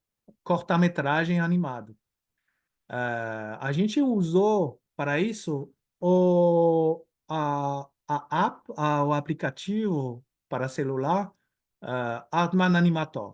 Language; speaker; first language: Portuguese; non-native, fluent; French